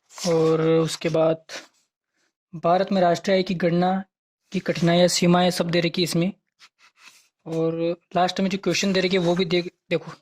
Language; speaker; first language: Hindi; native; Hindi